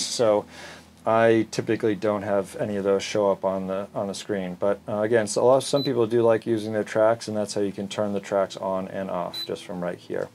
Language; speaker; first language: English; native; English